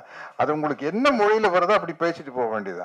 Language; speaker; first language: Tamil; native; Tamil